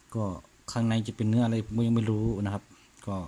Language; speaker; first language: Thai; non-native, local second language; Northeastern Thai